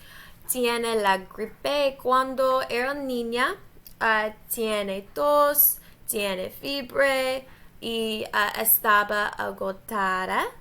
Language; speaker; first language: Spanish; non-native, learner; English